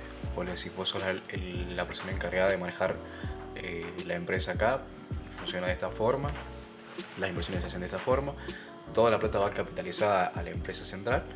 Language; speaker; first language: Spanish; native; Spanish